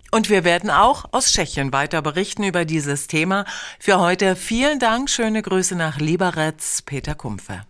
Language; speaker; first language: German; native; German